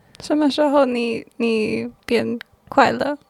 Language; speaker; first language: Chinese; non-native, learner; English